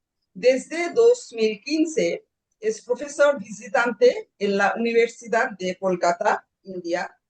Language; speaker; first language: Spanish; non-native, learner; Bangla